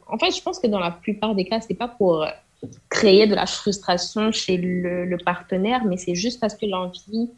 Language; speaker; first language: French; non-native, local second language; Wolof